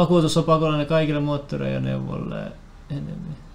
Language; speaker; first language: Finnish; native; Finnish